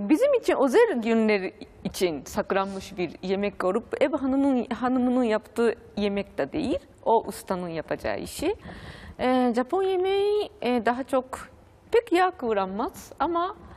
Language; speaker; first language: Turkish; non-native, fluent; Japanese